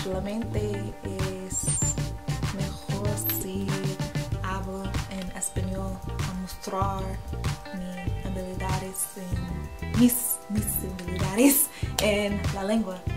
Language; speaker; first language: Spanish; non-native, learner; English